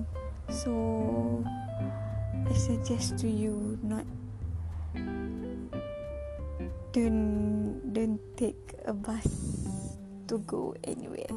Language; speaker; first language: English; non-native, local second language; Malay